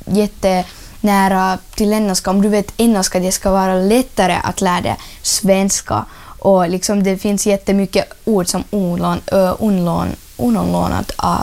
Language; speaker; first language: Swedish; early bilingual, other home language; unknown